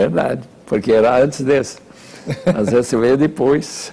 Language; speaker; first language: Portuguese; non-native, fluent; English